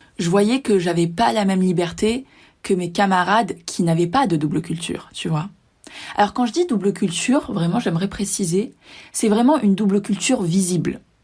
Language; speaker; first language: French; native; French